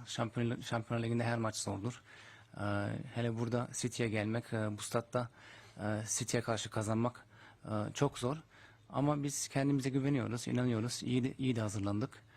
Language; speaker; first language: Turkish; early bilingual, heritage; Turkish